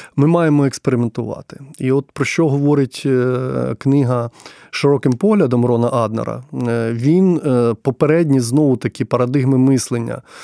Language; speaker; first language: Ukrainian; non-native, local second language; Russian